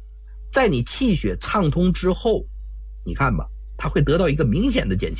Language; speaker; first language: Chinese; native; Chinese